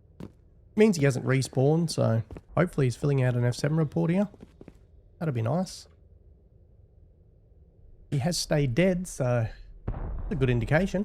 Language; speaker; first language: English; native; English